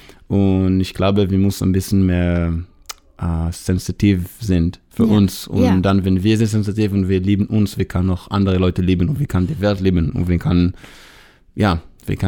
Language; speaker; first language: German; non-native, learner; Hebrew